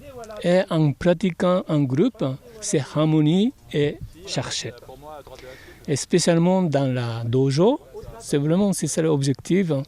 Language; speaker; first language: French; non-native, fluent; Japanese